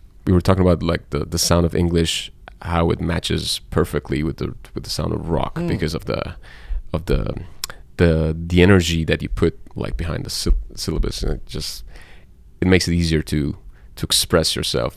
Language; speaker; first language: English; non-native, fluent; Persian